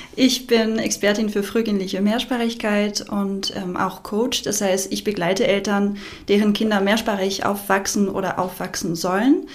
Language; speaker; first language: German; non-native, fluent; French